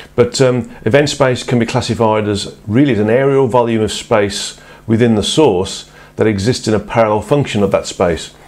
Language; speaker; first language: English; native; English